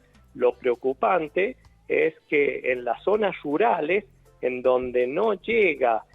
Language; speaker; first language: Spanish; native; Spanish